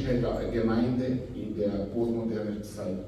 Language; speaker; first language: German; non-native, fluent; Portuguese